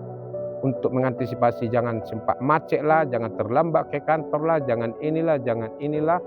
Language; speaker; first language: Indonesian; native; Indonesian